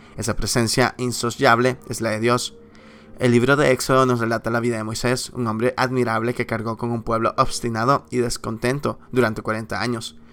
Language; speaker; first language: Spanish; native; Spanish